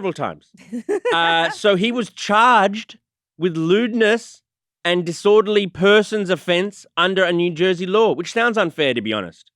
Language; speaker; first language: English; native; English